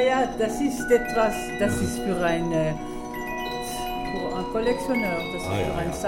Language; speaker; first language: German; non-native, local second language; French